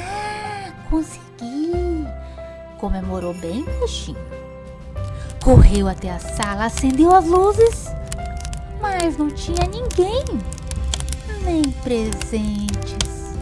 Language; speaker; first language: Portuguese; native; Portuguese